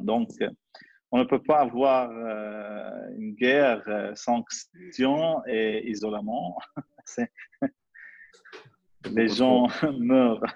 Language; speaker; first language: French; non-native, fluent; Arabic